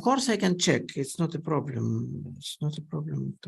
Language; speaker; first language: English; non-native, fluent; Russian